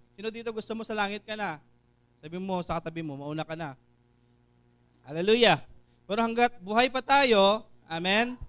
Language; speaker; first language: Filipino; non-native, local second language; Hiligaynon